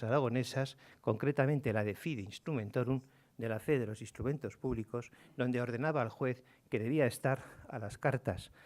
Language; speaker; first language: Spanish; native; Spanish